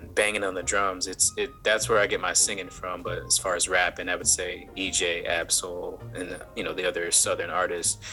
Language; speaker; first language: English; native; English